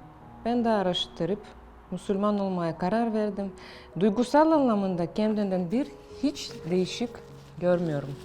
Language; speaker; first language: Turkish; non-native, fluent; Russian